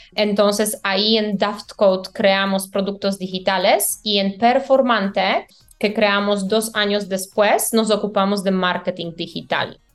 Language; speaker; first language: Spanish; non-native, fluent; Polish